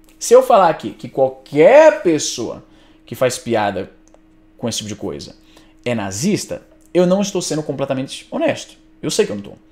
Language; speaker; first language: Portuguese; native; Portuguese